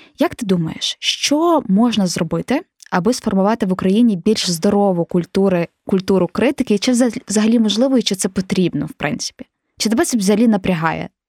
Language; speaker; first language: Ukrainian; native; Ukrainian